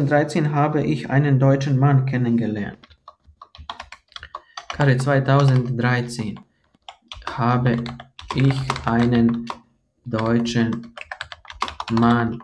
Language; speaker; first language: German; non-native, fluent; Croatian